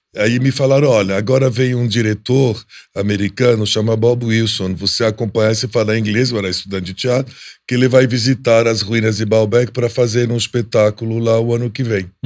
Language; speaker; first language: Portuguese; non-native, fluent; Arabic